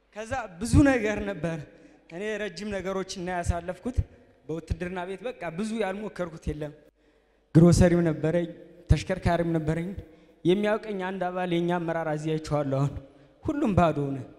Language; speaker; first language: Amharic; native; Amharic